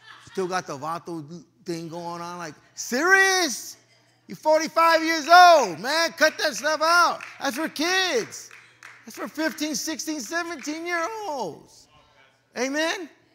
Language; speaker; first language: English; early bilingual, other home language; Spanish